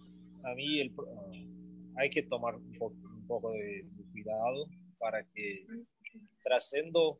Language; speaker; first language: Spanish; non-native, learner; Portuguese